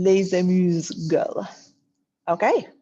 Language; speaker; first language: French; non-native, fluent; English